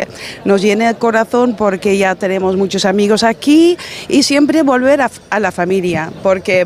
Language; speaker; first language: Spanish; non-native, fluent; Dutch